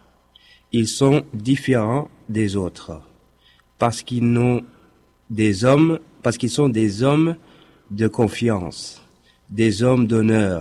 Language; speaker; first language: French; non-native, local second language; Arabic